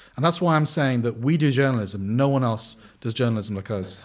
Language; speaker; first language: English; native; English